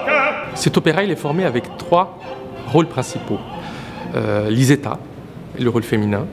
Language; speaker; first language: French; non-native, fluent; Portuguese